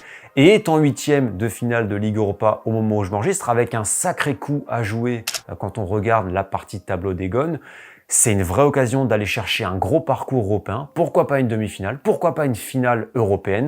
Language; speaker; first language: French; native; French